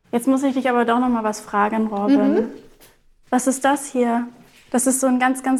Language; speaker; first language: German; native; German